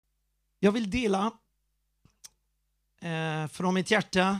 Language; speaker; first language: Swedish; non-native, fluent; Portuguese